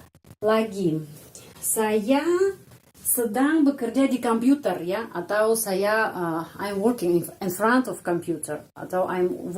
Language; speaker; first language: Indonesian; non-native, fluent; Russian